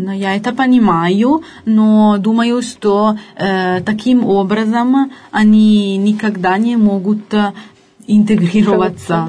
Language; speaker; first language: Russian; non-native, fluent; Italian